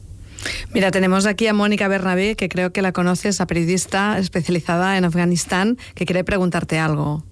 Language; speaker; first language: Spanish; non-native, local second language; Catalan